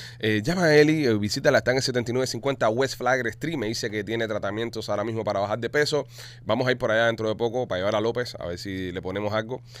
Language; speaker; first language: Spanish; native; Spanish